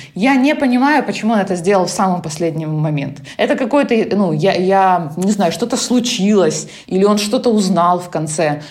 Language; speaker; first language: Russian; non-native, local second language; Ukrainian